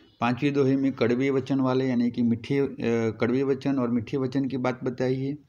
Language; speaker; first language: Hindi; non-native, local second language; Gujarati